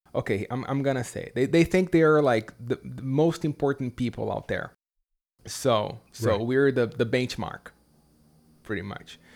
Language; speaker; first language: English; non-native, fluent; Portuguese